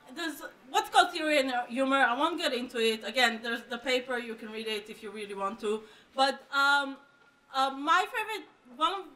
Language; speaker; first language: English; non-native, fluent; Hebrew